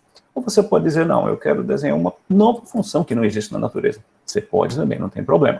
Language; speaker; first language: Portuguese; native; Portuguese